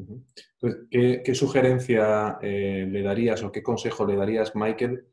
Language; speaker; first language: Spanish; native; Spanish